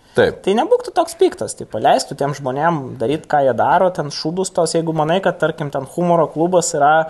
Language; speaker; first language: Lithuanian; non-native, local second language; Russian